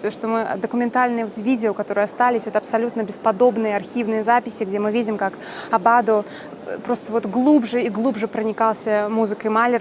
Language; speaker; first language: Russian; native; Russian